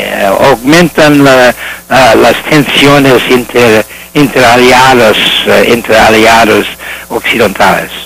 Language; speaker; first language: Spanish; non-native, fluent; French